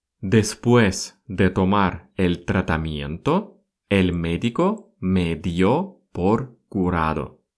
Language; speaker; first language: Spanish; non-native, fluent; Russian